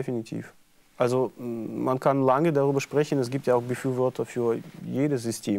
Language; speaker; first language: German; non-native, fluent; Russian